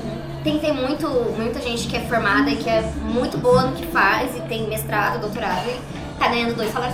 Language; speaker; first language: Portuguese; native; Portuguese